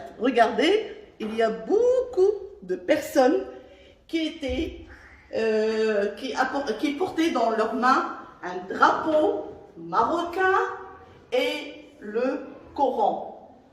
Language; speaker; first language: French; non-native, local second language; Arabic